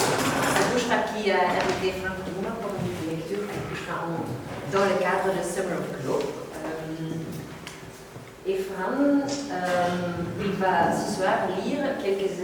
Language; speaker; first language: French; non-native, local second language; Dutch